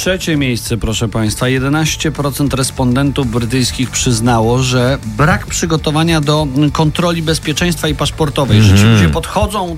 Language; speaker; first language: Polish; native; Polish